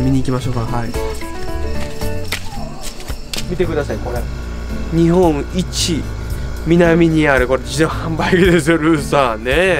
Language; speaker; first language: Japanese; native; Japanese